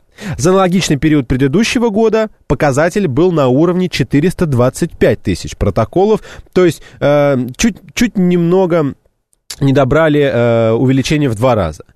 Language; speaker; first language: Russian; native; Russian